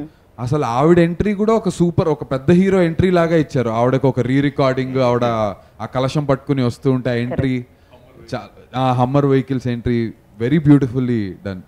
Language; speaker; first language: Telugu; native; Telugu